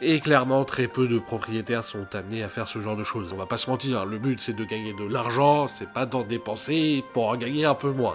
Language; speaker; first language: French; native; French